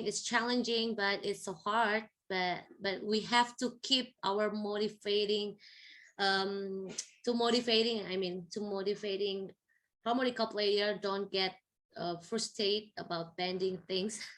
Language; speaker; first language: English; non-native, fluent; Indonesian